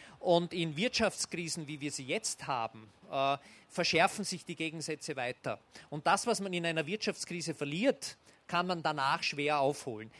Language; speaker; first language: German; native; German